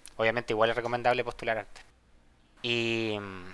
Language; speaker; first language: Spanish; native; Spanish